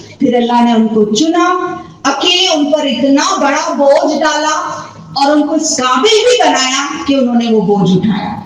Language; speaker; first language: Urdu; native; Urdu